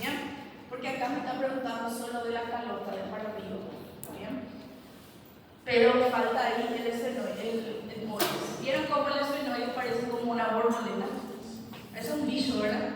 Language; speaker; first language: Spanish; native; Spanish